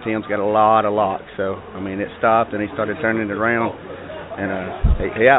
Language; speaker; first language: English; native; English